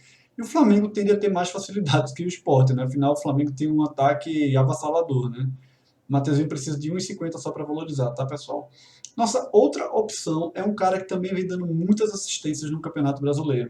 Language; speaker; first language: Portuguese; native; Portuguese